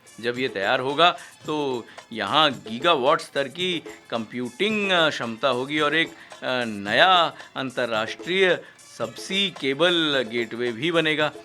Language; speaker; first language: Hindi; native; Hindi